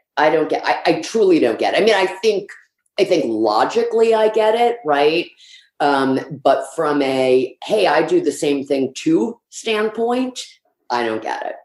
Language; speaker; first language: English; early bilingual, other home language; Swedish